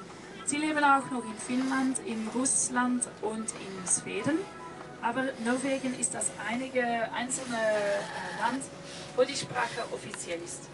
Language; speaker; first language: German; non-native, fluent; Norwegian